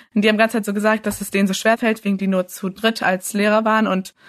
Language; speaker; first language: German; early bilingual, other home language; English